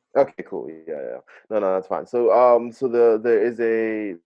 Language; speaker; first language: English; native; English